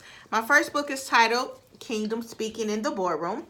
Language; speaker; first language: English; native; English